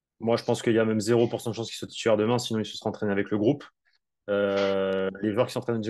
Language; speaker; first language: French; native; French